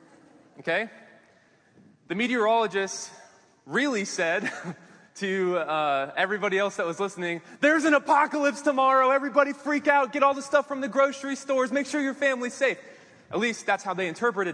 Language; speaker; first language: English; native; English